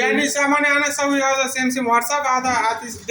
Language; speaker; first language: Arabic; non-native, learner; Bangla